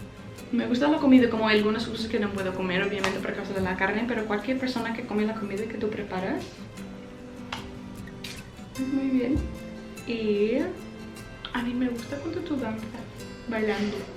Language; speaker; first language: Spanish; non-native, fluent; English